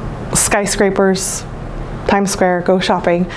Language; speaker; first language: English; native; English